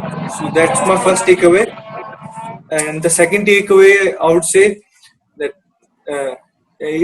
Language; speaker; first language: English; non-native, local second language; Hindi